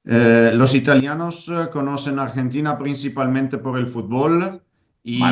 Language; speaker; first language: Spanish; non-native, fluent; Italian